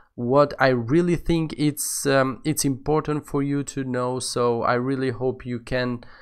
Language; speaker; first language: English; non-native, fluent; Albanian